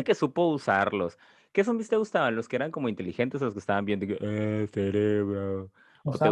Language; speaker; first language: Spanish; native; Spanish